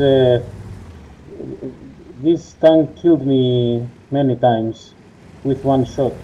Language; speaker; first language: English; non-native, learner; Greek